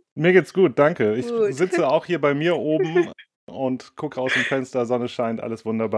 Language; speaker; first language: German; native; German